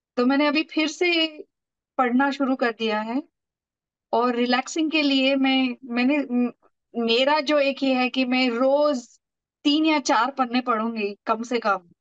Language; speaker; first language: Hindi; non-native, local second language; Marathi